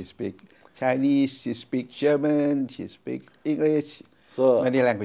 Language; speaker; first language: English; non-native, fluent; Thai